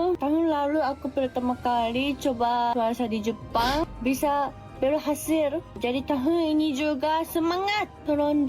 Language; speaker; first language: Indonesian; non-native, learner; Japanese